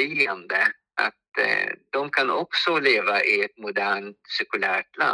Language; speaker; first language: Swedish; non-native, fluent; Arabic